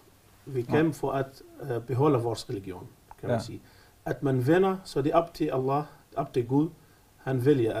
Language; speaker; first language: Danish; non-native, fluent; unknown